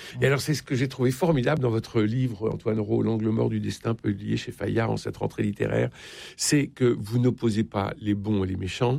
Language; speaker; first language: French; native; French